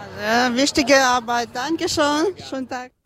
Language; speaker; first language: German; non-native, learner; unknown